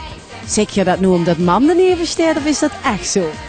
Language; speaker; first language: Dutch; native; Dutch